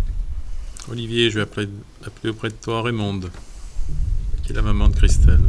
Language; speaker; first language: French; native; French